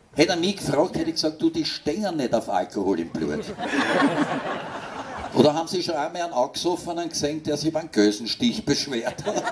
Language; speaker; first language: German; native; German